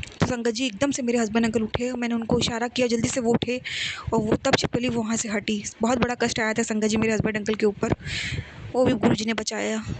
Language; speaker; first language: Hindi; native; Hindi